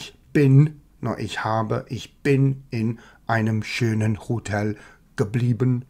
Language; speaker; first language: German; non-native, fluent; English